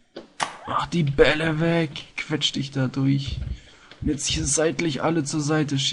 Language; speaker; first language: German; native; German